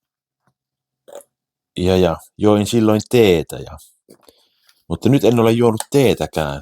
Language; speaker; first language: Finnish; native; Finnish